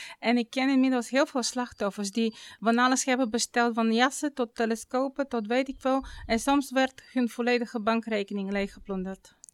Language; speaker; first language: Dutch; non-native, fluent; Bulgarian